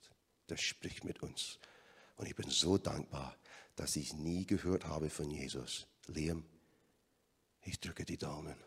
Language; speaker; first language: German; non-native, fluent; English